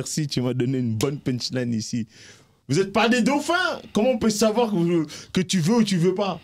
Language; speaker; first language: French; native; French